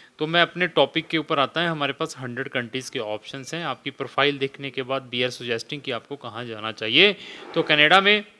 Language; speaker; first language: Hindi; non-native, local second language; Punjabi